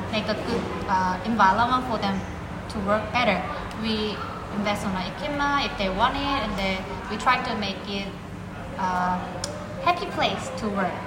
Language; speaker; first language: English; non-native, fluent; Korean